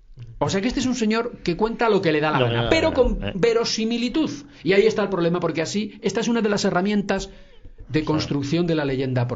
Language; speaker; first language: Spanish; native; Spanish